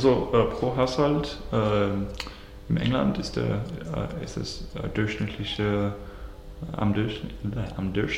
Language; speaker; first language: German; non-native, learner; English